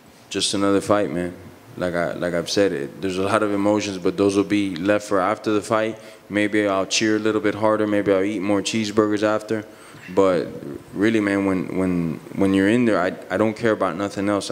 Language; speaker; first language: English; early bilingual, other home language; Spanish